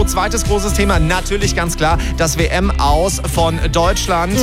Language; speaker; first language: German; native; German